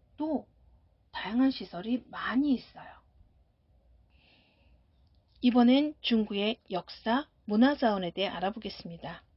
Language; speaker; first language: Korean; native; Korean